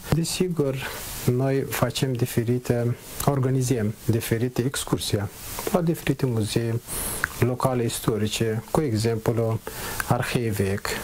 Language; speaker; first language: Romanian; non-native, learner; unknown